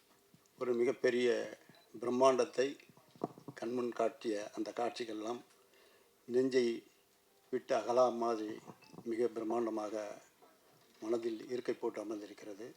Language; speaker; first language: Tamil; native; Tamil